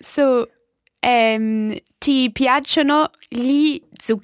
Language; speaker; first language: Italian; non-native, learner; English